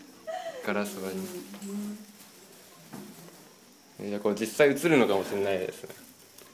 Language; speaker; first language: Japanese; native; Japanese